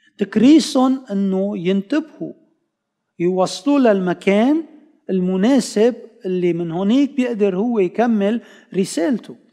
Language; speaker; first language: Arabic; non-native, local second language; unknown